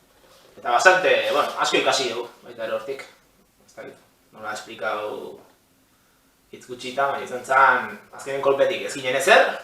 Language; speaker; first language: Basque; native; Basque